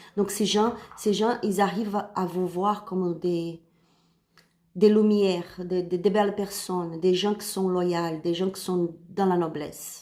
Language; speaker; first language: French; non-native, learner; Spanish